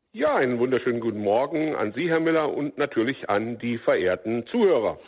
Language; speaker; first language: German; native; German